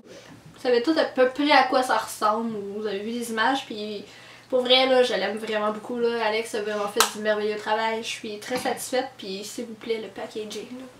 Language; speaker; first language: French; native; French